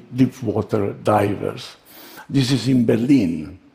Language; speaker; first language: English; non-native, fluent; Italian